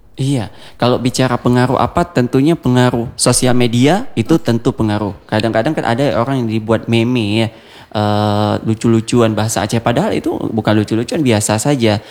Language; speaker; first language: Indonesian; non-native, local second language; Achinese